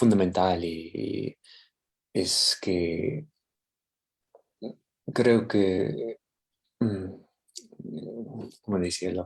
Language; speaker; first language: Spanish; non-native, fluent; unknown